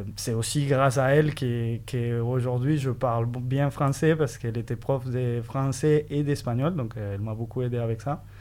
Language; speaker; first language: French; non-native, fluent; Spanish